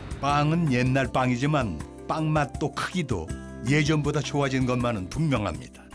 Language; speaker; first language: Korean; native; Korean